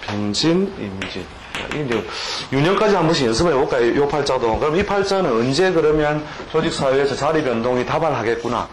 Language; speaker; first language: Korean; native; Korean